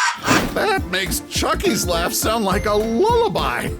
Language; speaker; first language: English; native; English